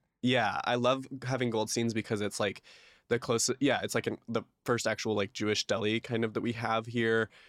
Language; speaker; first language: English; native; English